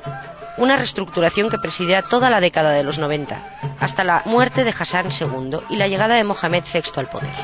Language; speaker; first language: Spanish; native; Spanish